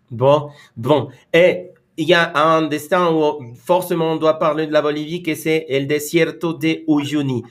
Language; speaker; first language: French; non-native, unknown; Spanish